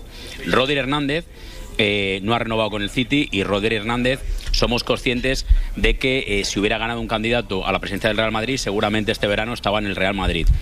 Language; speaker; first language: Spanish; native; Spanish